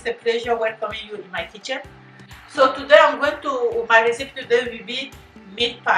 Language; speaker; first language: English; non-native, fluent; French